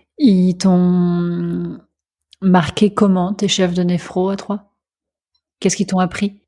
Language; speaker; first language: French; native; French